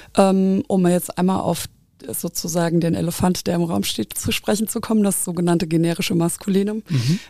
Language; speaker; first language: German; native; German